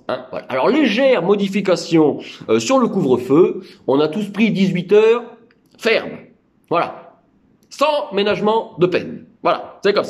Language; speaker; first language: French; native; French